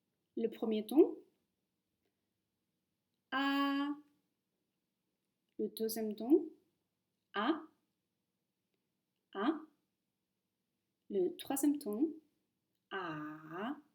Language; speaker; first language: French; non-native, fluent; Chinese